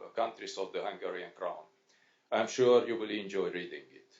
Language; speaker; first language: English; non-native, fluent; Hungarian